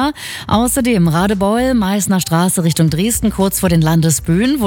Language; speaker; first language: German; native; German